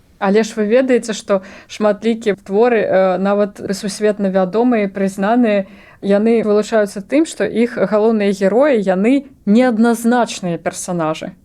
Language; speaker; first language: Belarusian; non-native, local second language; Russian